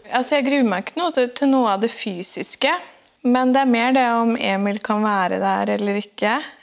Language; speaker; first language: Norwegian; native; Norwegian